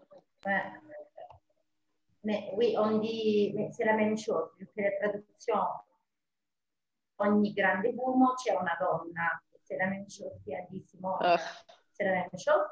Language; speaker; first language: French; non-native, fluent; Italian